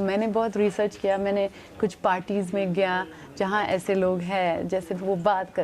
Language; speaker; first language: Hindi; non-native, local second language; English